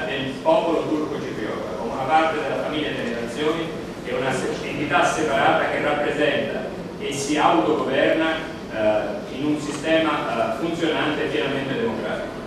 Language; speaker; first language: Italian; native; Italian